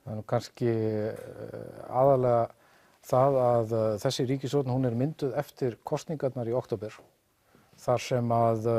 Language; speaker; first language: Icelandic; native; Icelandic